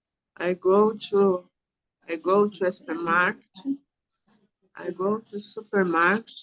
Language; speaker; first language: English; non-native, learner; Portuguese